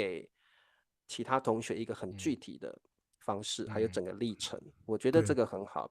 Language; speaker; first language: Chinese; native; Chinese